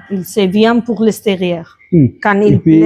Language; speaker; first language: French; non-native, learner; Spanish